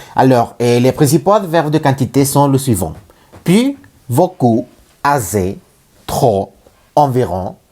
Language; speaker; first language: French; non-native, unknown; Spanish